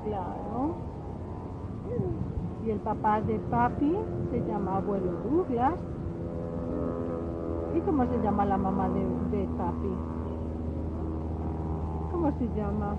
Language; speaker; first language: Spanish; native; Spanish